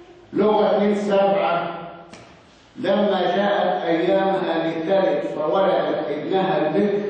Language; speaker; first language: Arabic; native; Arabic